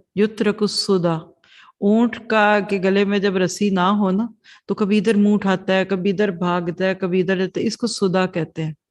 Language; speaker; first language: Urdu; non-native, local second language; Punjabi